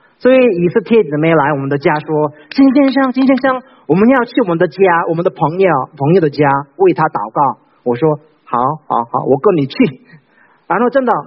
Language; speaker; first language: Chinese; non-native, fluent; Korean